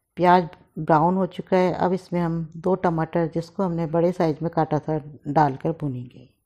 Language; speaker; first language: Hindi; native; Hindi